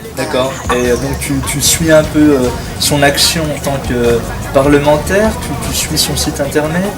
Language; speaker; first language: French; native; French